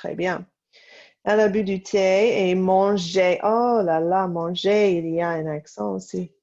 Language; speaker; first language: French; non-native, fluent; English